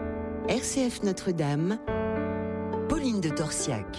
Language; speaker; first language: French; native; French